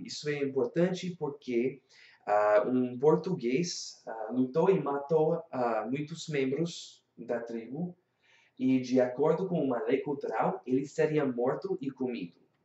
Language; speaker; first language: Portuguese; non-native, learner; English